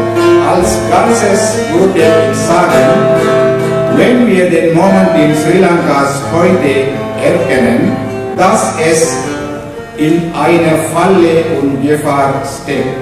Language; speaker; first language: German; non-native, learner; Sinhala